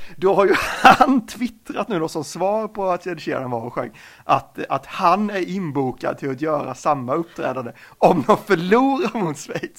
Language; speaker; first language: Swedish; native; Swedish